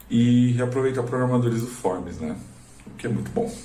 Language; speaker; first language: Portuguese; native; Portuguese